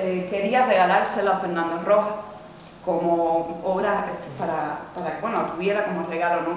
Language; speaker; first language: Spanish; native; Spanish